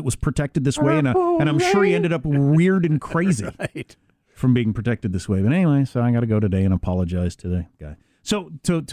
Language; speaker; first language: English; native; English